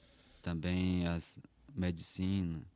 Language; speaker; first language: Portuguese; non-native, local second language; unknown